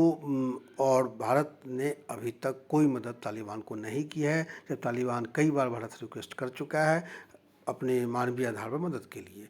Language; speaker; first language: Hindi; native; Hindi